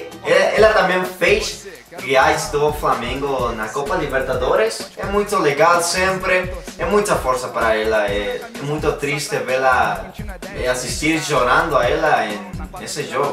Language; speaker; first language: Portuguese; non-native, learner; Spanish